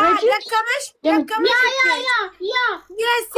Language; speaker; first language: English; non-native, learner; Amharic